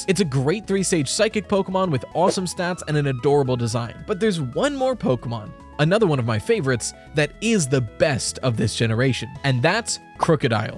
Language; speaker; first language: English; native; English